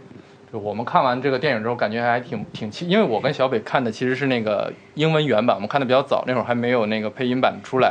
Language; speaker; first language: Chinese; native; Chinese